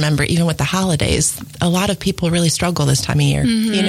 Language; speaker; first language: English; native; English